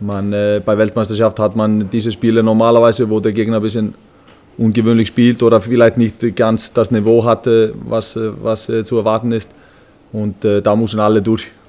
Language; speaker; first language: German; non-native, fluent; Icelandic